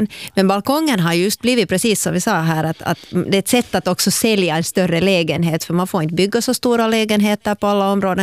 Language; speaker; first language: Swedish; native; Swedish